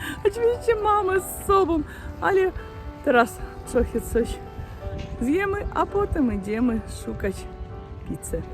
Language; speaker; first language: Polish; non-native, learner; Russian